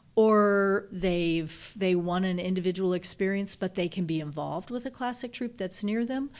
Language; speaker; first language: English; native; English